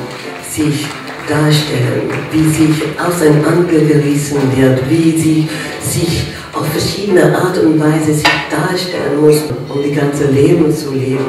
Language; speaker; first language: German; non-native, fluent; English